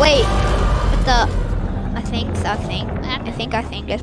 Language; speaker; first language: English; native; English